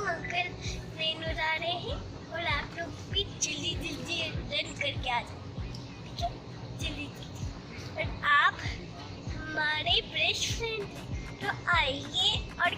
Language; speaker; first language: Hindi; native; Hindi